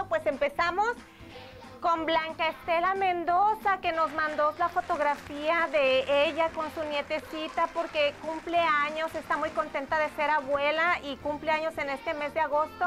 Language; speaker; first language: Spanish; native; Spanish